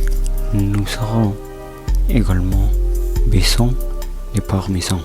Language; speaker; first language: French; non-native, learner; Spanish